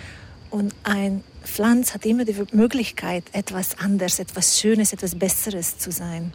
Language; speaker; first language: German; non-native, fluent; Hungarian